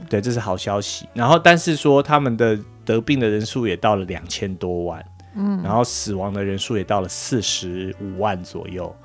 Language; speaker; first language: Chinese; native; Chinese